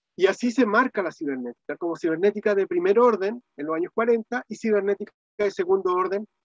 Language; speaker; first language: Spanish; native; Spanish